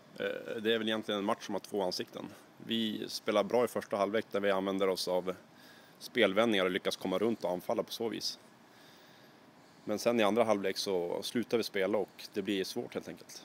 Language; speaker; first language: Swedish; native; Swedish